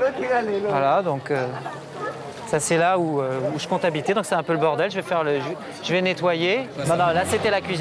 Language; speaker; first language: French; native; French